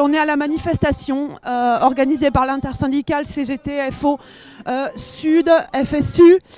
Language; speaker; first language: French; native; French